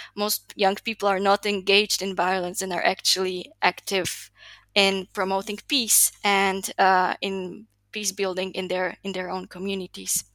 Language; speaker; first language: English; non-native, fluent; Slovak